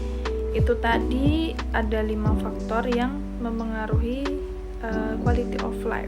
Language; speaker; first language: Indonesian; native; Indonesian